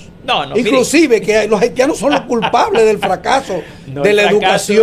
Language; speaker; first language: Spanish; native; Spanish